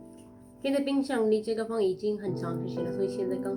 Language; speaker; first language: Chinese; non-native, fluent; Urdu